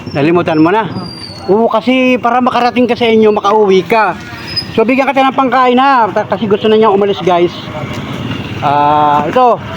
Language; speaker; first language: Filipino; native; Filipino